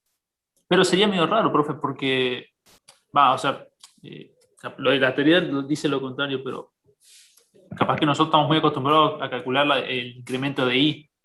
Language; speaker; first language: Spanish; native; Spanish